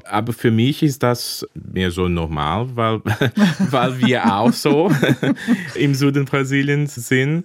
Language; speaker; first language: German; early bilingual, heritage; German